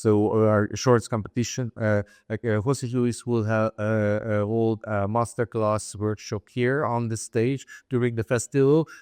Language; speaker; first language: English; non-native, fluent; Hungarian